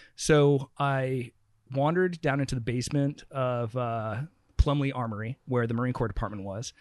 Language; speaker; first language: English; native; English